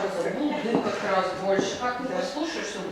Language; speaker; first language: Russian; native; Russian